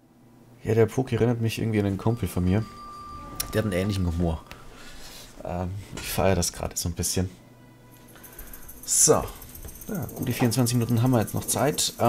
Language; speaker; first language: German; native; German